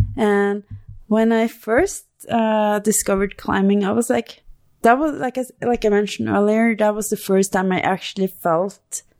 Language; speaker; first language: English; non-native, fluent; Norwegian